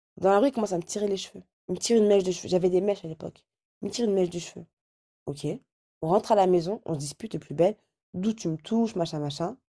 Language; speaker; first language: French; early bilingual, other home language; Arabic